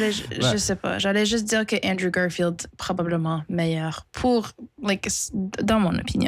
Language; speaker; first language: French; non-native, local second language; English